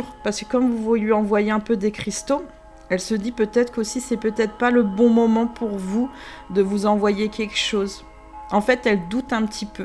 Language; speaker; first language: French; native; French